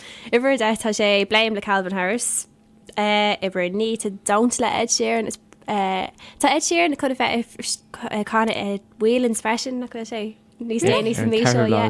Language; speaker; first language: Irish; non-native, local second language; English